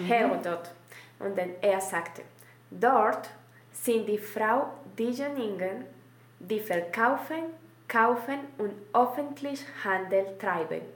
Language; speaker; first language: German; non-native, learner; Spanish